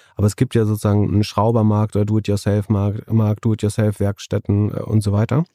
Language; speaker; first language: German; native; German